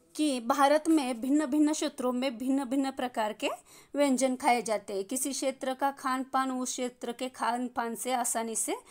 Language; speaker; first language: Hindi; non-native, local second language; Marathi